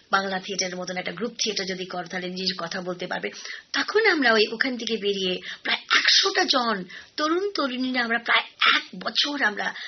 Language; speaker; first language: Bangla; non-native, local second language; Hindi